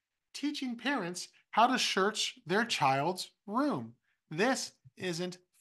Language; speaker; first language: English; native; English